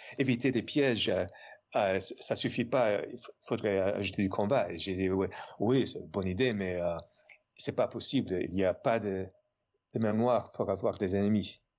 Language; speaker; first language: French; non-native, fluent; English